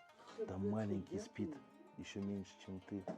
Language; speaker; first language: Russian; native; Russian